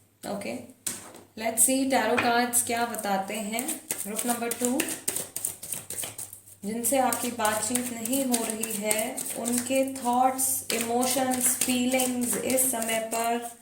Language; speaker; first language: Hindi; native; Hindi